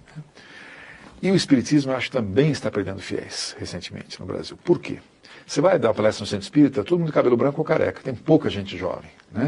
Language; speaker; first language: Portuguese; native; Portuguese